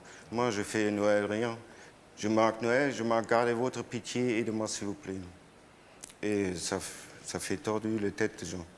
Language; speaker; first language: French; non-native, learner; German